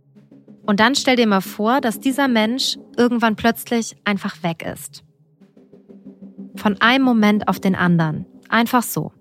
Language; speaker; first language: German; native; German